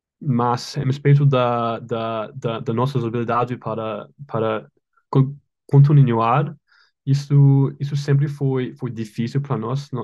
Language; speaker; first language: Portuguese; non-native, learner; English